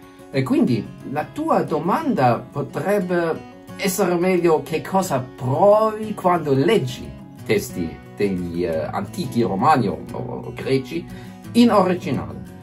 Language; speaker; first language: Italian; non-native, fluent; German